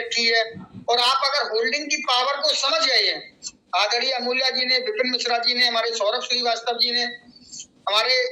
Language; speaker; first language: Hindi; native; Hindi